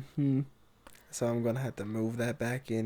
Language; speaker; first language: English; native; English